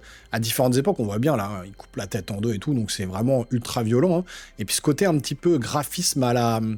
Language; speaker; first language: French; native; French